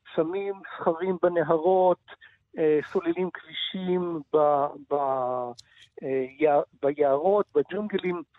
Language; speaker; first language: Hebrew; native; Hebrew